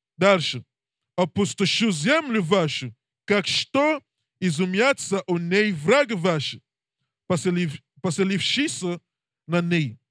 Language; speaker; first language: Russian; non-native, learner; English